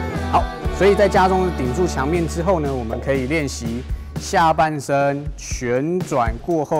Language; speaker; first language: Chinese; native; Chinese